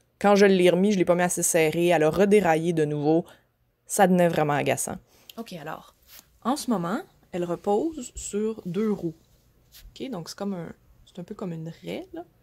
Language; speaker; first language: French; native; French